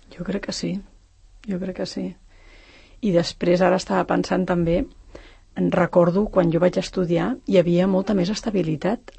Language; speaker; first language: Catalan; native; Catalan